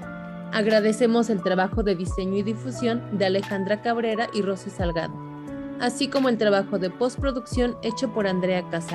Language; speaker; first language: Spanish; native; Spanish